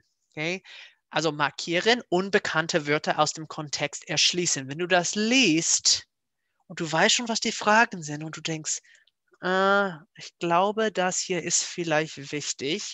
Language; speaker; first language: German; non-native, fluent; English